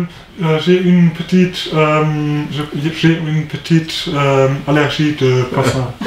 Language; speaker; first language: French; non-native, learner; German